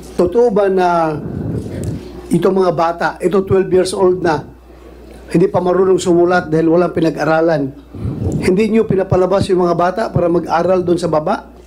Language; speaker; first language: Filipino; non-native, local second language; Cebuano